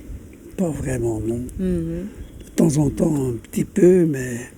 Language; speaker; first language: French; non-native, local second language; Dutch